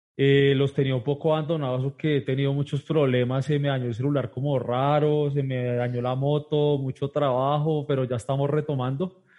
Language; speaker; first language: Spanish; native; Spanish